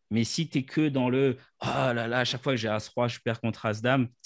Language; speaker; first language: French; native; French